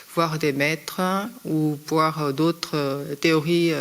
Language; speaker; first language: French; non-native, fluent; Korean